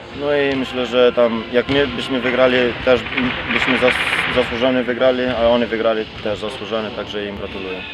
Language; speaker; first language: Polish; non-native, fluent; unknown